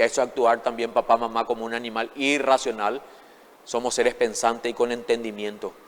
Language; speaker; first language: Spanish; native; Spanish